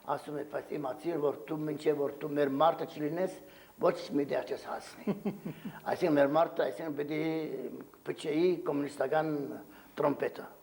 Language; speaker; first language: Armenian; early bilingual, heritage; Armenian